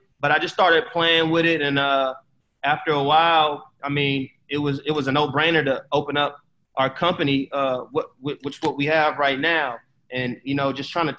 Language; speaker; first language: English; native; English